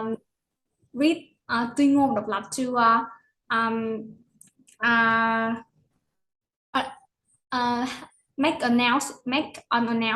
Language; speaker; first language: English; non-native, learner; Vietnamese